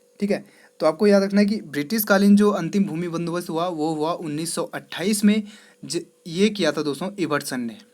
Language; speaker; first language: Hindi; native; Hindi